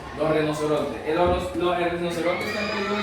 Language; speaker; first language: Spanish; native; Spanish